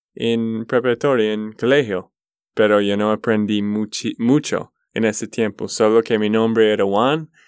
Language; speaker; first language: Spanish; non-native, learner; English